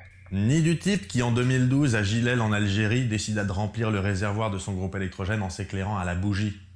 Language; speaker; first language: French; native; French